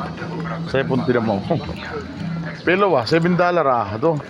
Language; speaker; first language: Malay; non-native, learner; Filipino